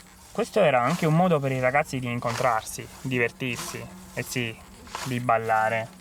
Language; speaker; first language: Italian; native; Italian